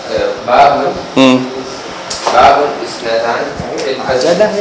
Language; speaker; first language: Arabic; non-native, learner; Urdu